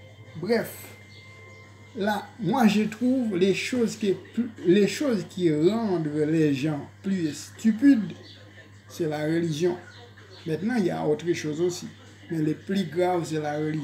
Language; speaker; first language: French; non-native, local second language; Haitian Creole